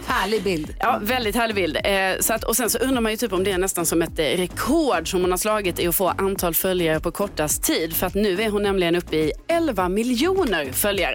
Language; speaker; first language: Swedish; native; Swedish